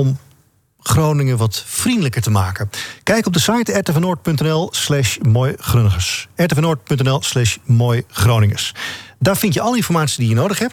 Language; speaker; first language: Dutch; native; Dutch